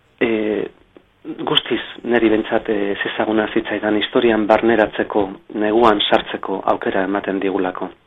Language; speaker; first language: Basque; native; Basque